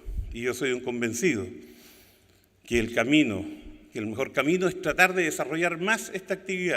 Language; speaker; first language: Spanish; native; Spanish